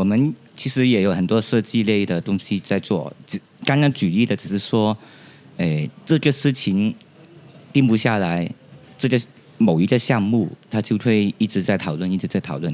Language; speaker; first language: Chinese; non-native, local second language; Cantonese